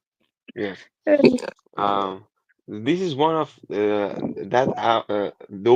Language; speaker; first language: English; non-native, learner; Persian